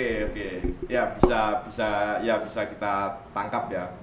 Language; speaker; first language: Indonesian; non-native, local second language; Javanese